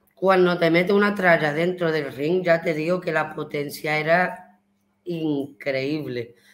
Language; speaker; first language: Spanish; early bilingual, heritage; Spanish